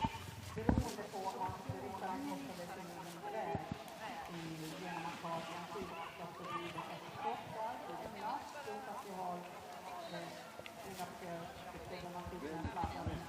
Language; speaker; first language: Swedish; native; Swedish